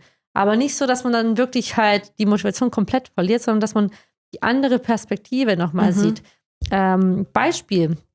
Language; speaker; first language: German; native; German